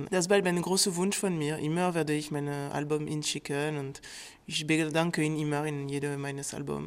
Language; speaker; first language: German; non-native, fluent; French